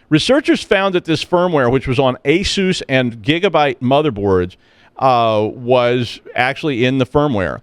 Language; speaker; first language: English; native; English